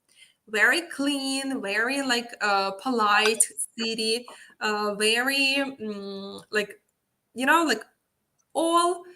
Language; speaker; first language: English; non-native, fluent; Ukrainian